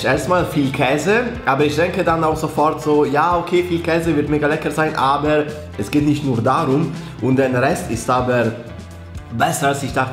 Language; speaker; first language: German; non-native, fluent; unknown